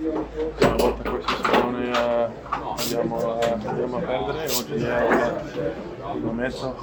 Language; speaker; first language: Italian; non-native, learner; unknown